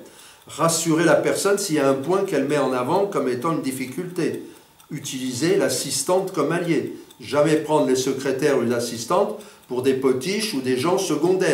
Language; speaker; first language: French; native; French